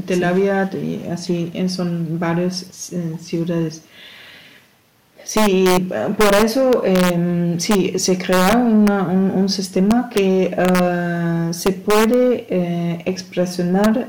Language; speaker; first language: Spanish; non-native, learner; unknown